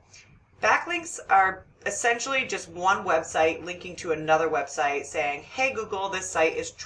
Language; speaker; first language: English; native; English